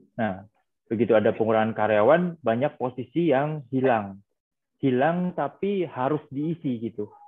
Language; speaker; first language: Indonesian; native; Indonesian